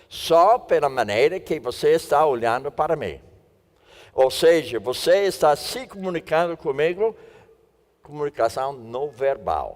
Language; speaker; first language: Portuguese; non-native, fluent; English